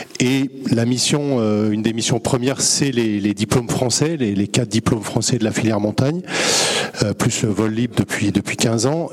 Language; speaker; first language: French; native; French